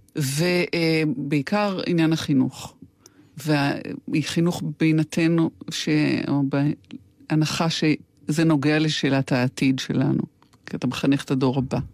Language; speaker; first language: Hebrew; native; Hebrew